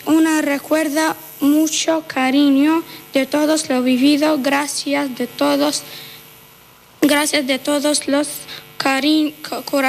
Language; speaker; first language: Spanish; non-native, fluent; Arabic